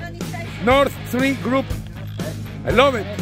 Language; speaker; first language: English; non-native, learner; Spanish